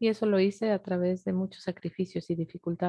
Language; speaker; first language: Spanish; native; Spanish